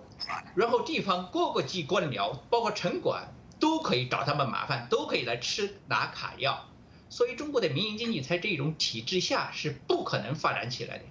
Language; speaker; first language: Chinese; native; Chinese